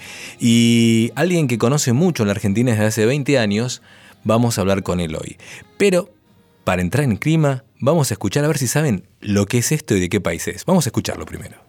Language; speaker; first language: Spanish; native; Spanish